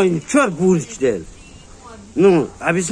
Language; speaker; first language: Russian; non-native, local second language; Kyrgyz